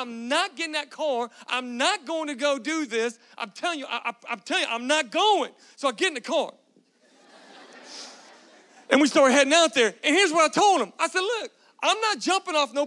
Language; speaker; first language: English; native; English